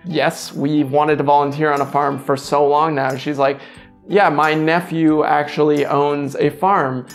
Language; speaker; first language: English; native; English